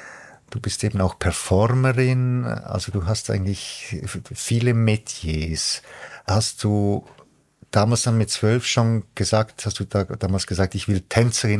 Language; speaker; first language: German; native; German